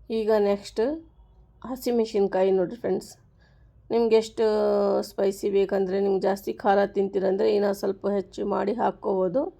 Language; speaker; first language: Kannada; native; Kannada